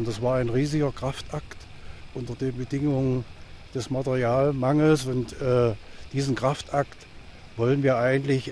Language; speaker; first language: German; native; German